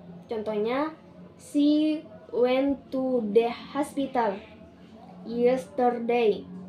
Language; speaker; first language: English; non-native, learner; Indonesian